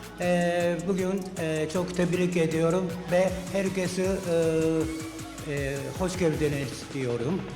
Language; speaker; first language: Turkish; non-native, learner; Japanese